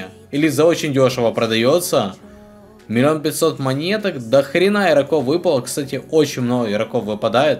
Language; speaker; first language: Russian; native; Russian